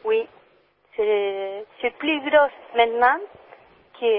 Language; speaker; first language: French; non-native, learner; Spanish